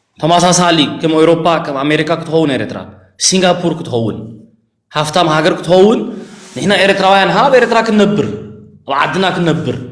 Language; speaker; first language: Tigrinya; early bilingual, heritage; Tigrinya